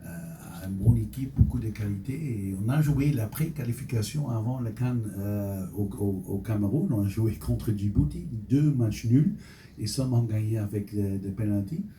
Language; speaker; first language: French; non-native, local second language; Dutch